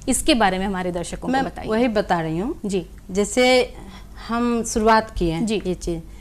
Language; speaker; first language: Hindi; native; Hindi